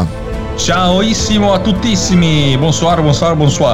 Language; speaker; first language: Italian; native; Italian